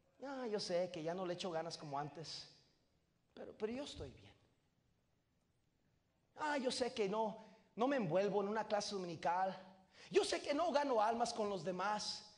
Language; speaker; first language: Spanish; native; Spanish